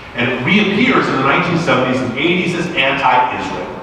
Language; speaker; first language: English; native; English